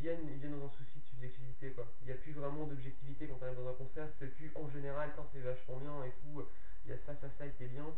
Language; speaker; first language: French; native; French